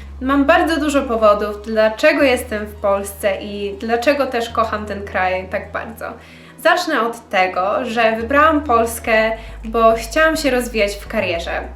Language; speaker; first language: Polish; early bilingual, heritage; Polish